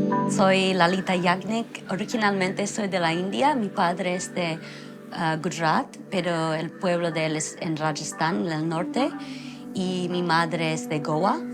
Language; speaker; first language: Spanish; non-native, fluent; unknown